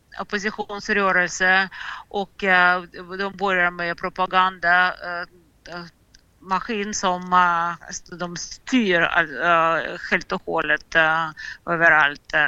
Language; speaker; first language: Swedish; non-native, fluent; Russian